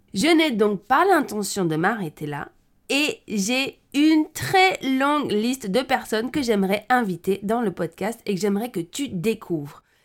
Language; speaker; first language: French; native; French